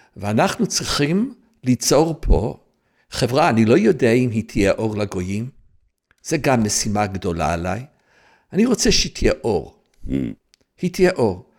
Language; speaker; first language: Hebrew; non-native, fluent; English